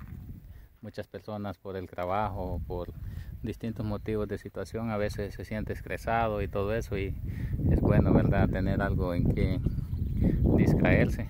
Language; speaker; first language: Spanish; native; Spanish